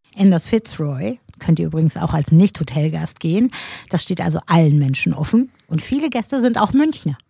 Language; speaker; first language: German; native; German